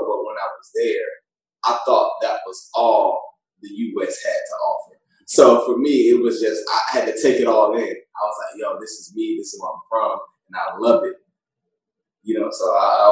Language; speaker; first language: English; native; English